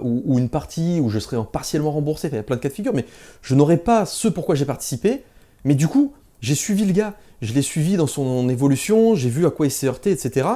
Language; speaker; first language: French; native; French